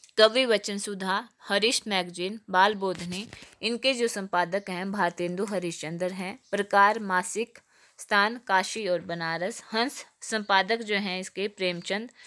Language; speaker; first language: Hindi; native; Hindi